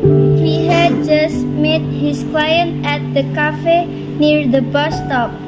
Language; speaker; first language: English; non-native, learner; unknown